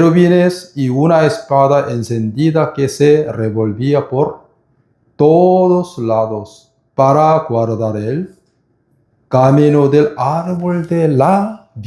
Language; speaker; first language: Spanish; non-native, fluent; Korean